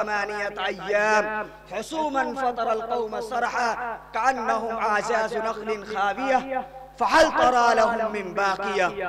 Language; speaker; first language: Arabic; non-native, learner; Urdu